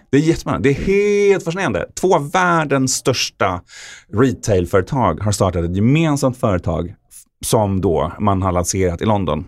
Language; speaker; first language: Swedish; native; Swedish